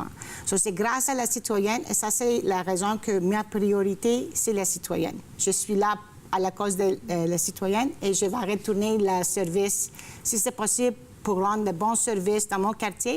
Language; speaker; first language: French; non-native, fluent; Greek